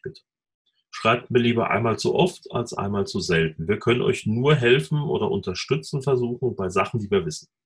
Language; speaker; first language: German; native; German